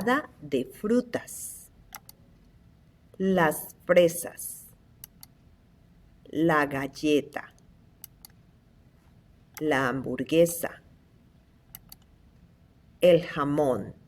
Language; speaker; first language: Spanish; non-native, fluent; English